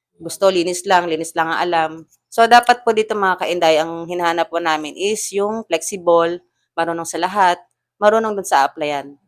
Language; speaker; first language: Filipino; native; Filipino